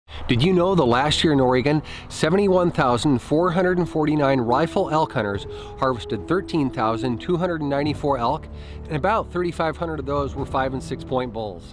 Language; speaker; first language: English; native; English